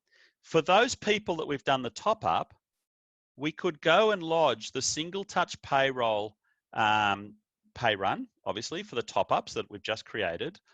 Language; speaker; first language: English; native; English